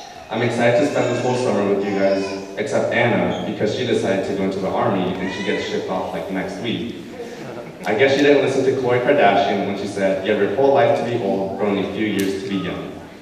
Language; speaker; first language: English; early bilingual, other home language; Spanish